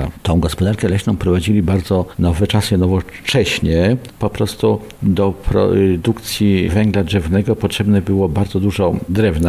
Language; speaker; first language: Polish; native; Polish